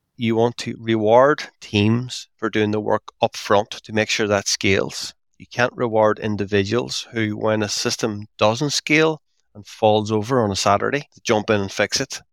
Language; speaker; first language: English; native; English